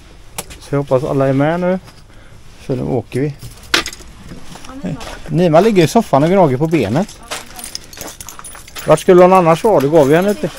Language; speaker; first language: Swedish; native; Swedish